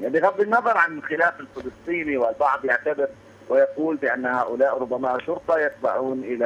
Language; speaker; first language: Arabic; native; Arabic